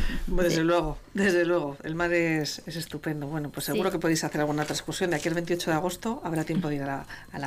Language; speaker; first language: Spanish; native; Spanish